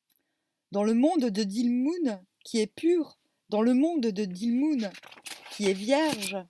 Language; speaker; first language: French; native; French